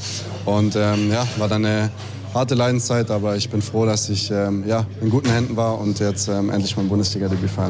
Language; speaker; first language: German; native; German